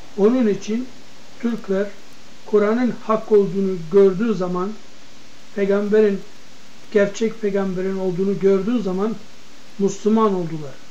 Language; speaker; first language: Turkish; non-native, learner; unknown